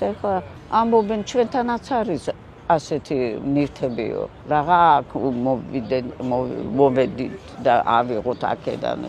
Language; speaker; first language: Georgian; non-native, local second language; Russian